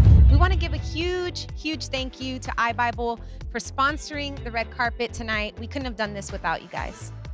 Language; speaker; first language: English; native; English